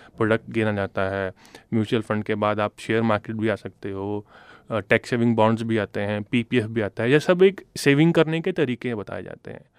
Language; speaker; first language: Hindi; non-native, local second language; Punjabi